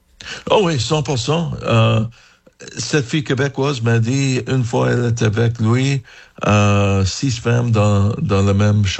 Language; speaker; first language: French; non-native, fluent; English